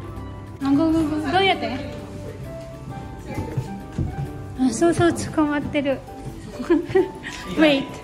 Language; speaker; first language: Japanese; non-native, learner; Filipino